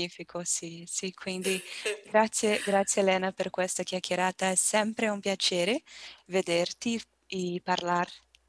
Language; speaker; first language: Italian; non-native, learner; Portuguese